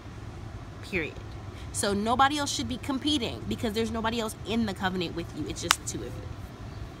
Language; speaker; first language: English; native; English